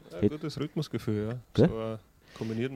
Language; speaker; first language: German; native; German